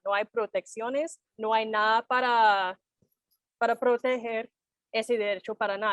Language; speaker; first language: Spanish; non-native, fluent; English